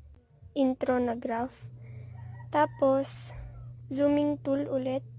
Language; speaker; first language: Filipino; native; Filipino